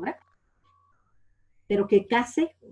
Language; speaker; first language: Spanish; native; Spanish